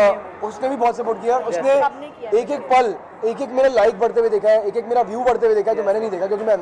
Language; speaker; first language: Hindi; native; Hindi